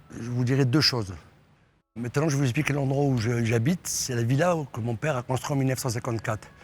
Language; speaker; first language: French; native; French